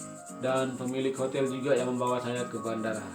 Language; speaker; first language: Indonesian; non-native, local second language; Sasak